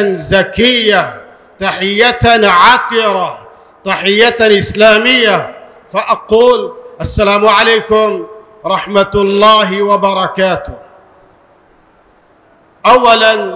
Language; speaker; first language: Arabic; non-native, fluent; Urdu